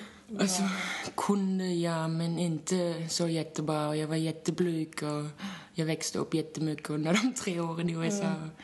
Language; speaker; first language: Swedish; non-native, fluent; German